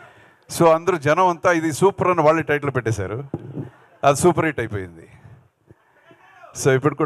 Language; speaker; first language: Telugu; non-native, local second language; Kannada